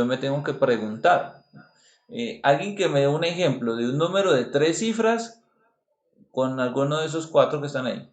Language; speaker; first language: Spanish; native; Spanish